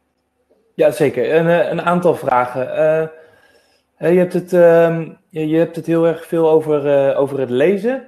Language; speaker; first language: Dutch; native; Dutch